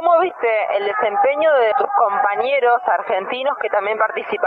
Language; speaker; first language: Spanish; native; Spanish